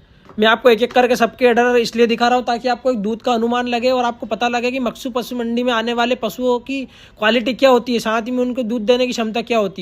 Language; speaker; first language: Hindi; native; Hindi